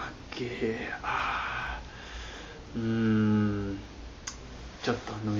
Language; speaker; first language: Japanese; non-native, learner; Chinese